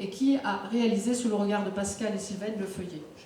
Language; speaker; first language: French; native; French